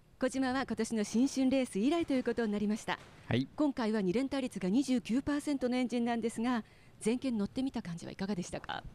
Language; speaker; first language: Japanese; native; Japanese